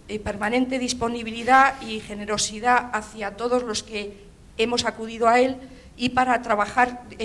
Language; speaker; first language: Spanish; native; Spanish